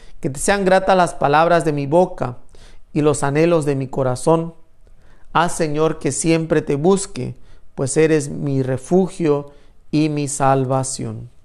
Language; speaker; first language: Spanish; native; Spanish